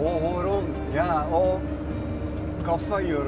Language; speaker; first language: Turkish; non-native, fluent; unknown